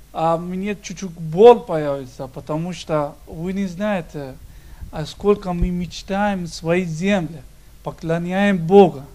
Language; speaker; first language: Russian; non-native, learner; Persian